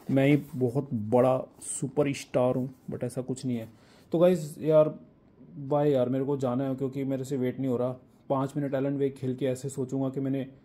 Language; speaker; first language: Hindi; non-native, local second language; Punjabi